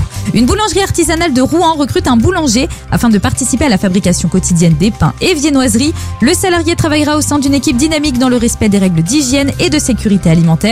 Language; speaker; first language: French; native; French